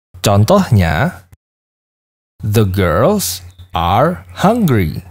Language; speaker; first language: English; non-native, fluent; Indonesian